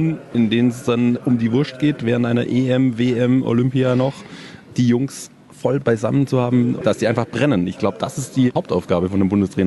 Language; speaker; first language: German; native; German